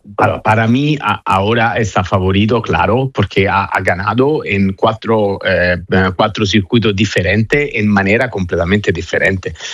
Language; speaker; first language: Spanish; non-native, fluent; Italian